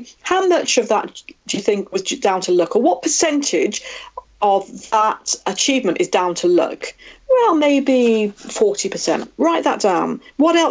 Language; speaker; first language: English; native; English